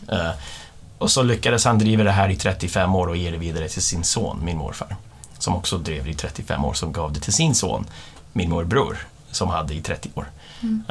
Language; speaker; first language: Swedish; non-native, fluent; English